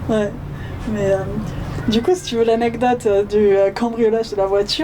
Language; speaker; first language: French; native; French